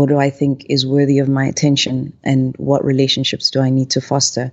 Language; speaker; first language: English; non-native, local second language; Zulu